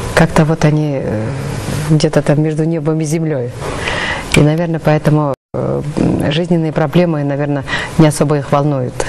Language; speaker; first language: Russian; non-native, local second language; Kazakh